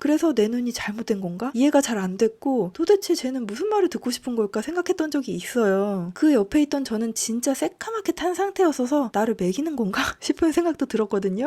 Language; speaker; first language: Korean; native; Korean